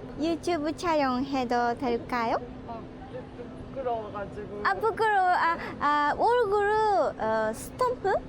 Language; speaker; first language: Korean; non-native, learner; Japanese